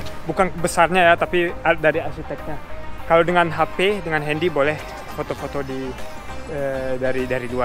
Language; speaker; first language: Indonesian; early bilingual, heritage; German